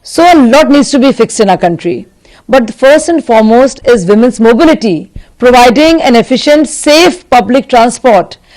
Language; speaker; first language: English; non-native, local second language; Hindi